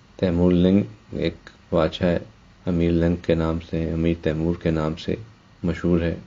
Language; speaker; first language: Urdu; native; Urdu